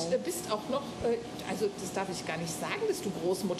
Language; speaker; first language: German; native; German